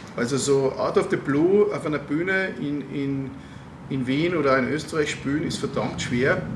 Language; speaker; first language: German; native; German